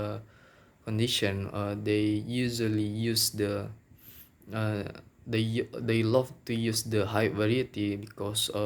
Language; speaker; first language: English; non-native, local second language; Minangkabau